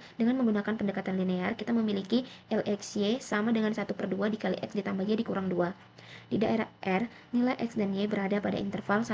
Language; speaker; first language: Indonesian; native; Indonesian